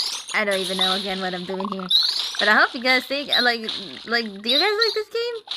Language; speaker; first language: English; native; English